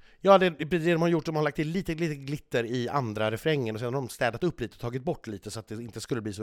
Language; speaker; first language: Swedish; native; Swedish